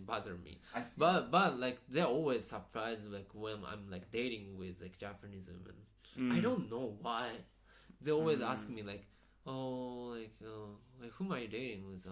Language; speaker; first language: English; non-native, fluent; Japanese